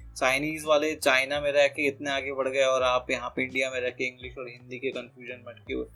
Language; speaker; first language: Hindi; native; Hindi